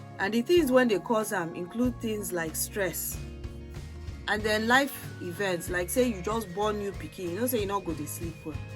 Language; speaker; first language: Nigerian Pidgin; non-native, local second language; Yoruba